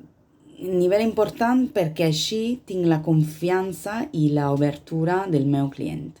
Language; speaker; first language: Catalan; non-native, learner; Italian